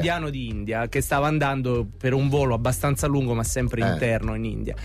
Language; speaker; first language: Italian; native; Italian